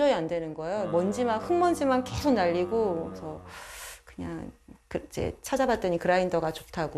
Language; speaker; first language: Korean; early bilingual, heritage; Korean